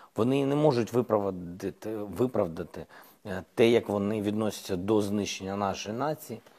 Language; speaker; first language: Ukrainian; non-native, local second language; Russian